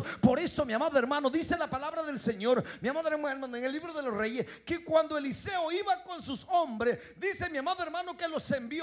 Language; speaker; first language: Spanish; native; Spanish